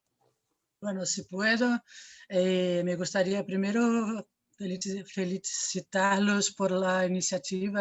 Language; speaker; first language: Spanish; non-native, fluent; Portuguese